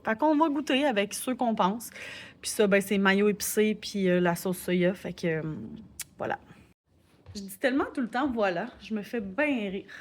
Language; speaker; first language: French; native; French